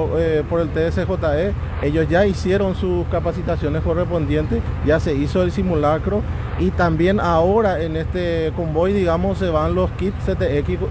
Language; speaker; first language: Spanish; native; Spanish